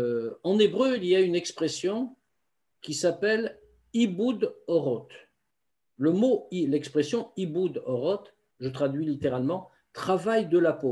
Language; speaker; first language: French; native; French